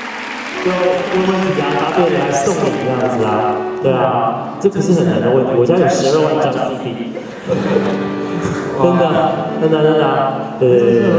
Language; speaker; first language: Chinese; native; Chinese